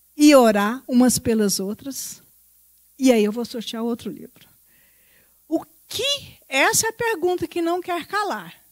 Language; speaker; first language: Portuguese; native; Portuguese